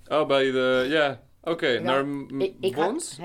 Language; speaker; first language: Dutch; non-native, learner; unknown